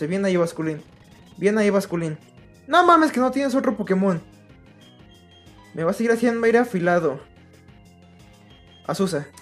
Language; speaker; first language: Spanish; native; Spanish